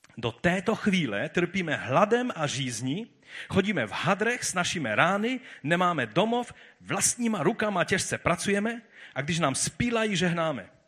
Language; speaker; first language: Czech; native; Czech